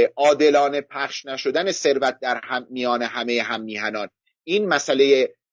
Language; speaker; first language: Persian; non-native, local second language; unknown